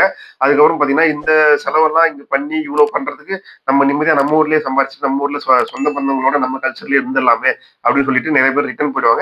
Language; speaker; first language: Tamil; native; Tamil